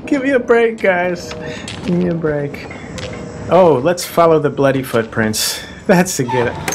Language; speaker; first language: English; native; English